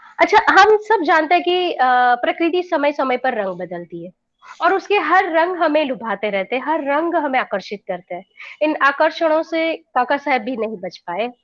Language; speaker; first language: Hindi; non-native, local second language; Gujarati